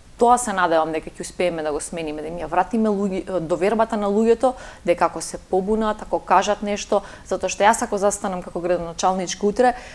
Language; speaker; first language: Macedonian; native; Macedonian